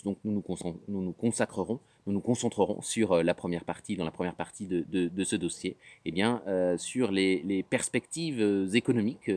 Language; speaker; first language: French; native; French